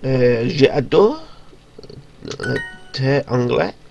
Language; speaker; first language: French; non-native, learner; English